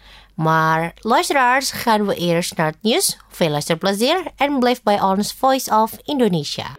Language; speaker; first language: Dutch; non-native, fluent; Indonesian